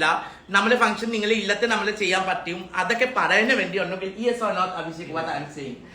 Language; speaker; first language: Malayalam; non-native, learner; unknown